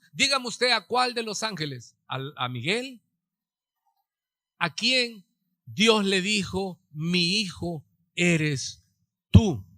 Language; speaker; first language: Spanish; native; Spanish